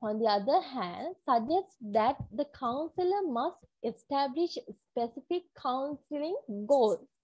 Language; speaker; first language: English; non-native, local second language; Sinhala